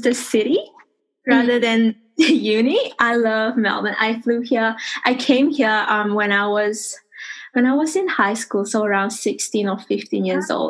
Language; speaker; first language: English; non-native, local second language; Chinese